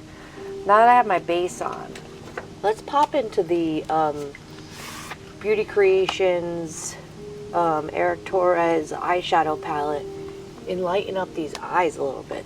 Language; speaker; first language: English; native; English